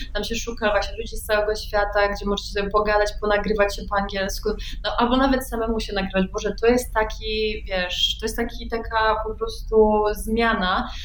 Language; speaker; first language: Polish; early bilingual, heritage; Polish